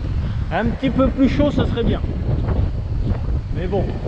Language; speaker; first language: French; native; French